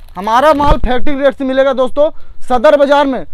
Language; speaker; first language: Hindi; native; Hindi